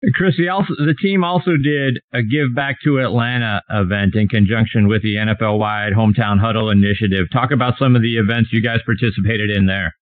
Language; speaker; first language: English; native; English